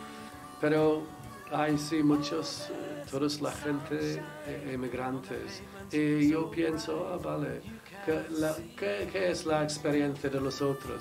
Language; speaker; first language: Spanish; non-native, learner; English